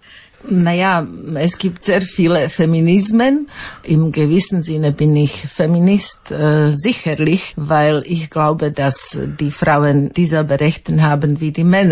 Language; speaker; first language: German; non-native, fluent; Slovak